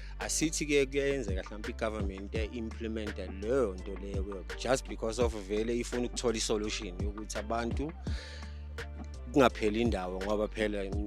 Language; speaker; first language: Zulu; native; Zulu